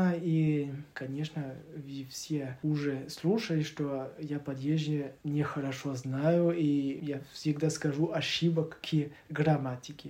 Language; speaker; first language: Russian; non-native, learner; French